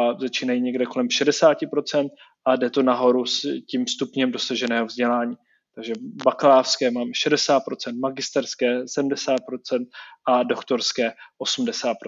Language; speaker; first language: Czech; native; Czech